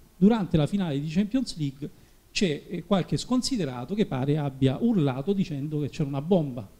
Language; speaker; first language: Italian; native; Italian